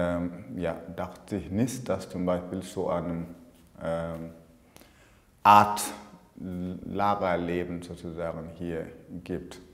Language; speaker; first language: German; non-native, fluent; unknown